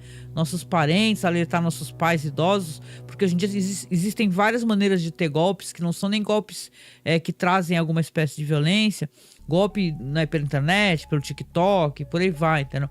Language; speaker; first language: Portuguese; native; Portuguese